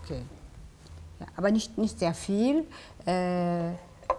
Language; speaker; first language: German; non-native, learner; Japanese